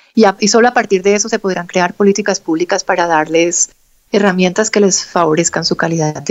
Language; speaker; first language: Spanish; native; Spanish